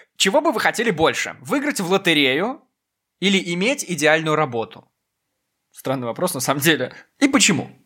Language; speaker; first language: Russian; native; Russian